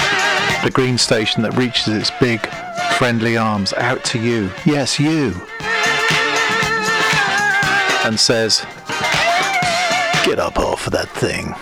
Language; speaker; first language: English; native; English